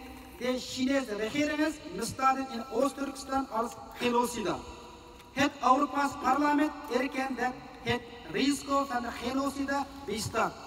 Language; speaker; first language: Dutch; non-native, fluent; Uyghur